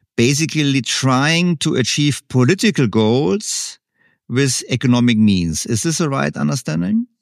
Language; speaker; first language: English; non-native, fluent; German